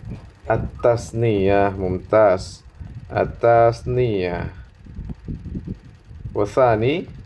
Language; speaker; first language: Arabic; non-native, fluent; Indonesian